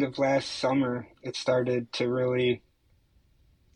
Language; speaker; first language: English; native; English